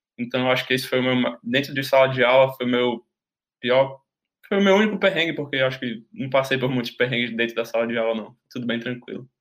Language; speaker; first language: Portuguese; native; Portuguese